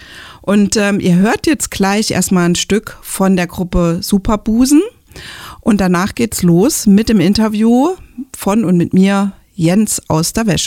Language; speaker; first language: German; native; German